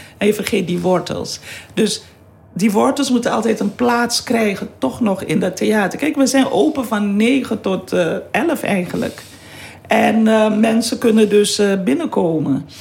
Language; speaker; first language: Dutch; native; Dutch